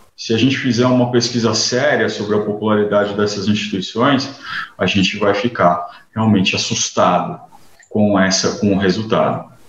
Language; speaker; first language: Portuguese; native; Portuguese